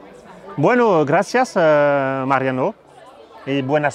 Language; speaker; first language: Spanish; non-native, learner; French